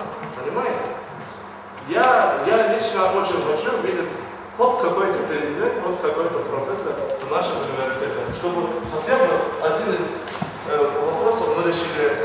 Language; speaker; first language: Russian; non-native, learner; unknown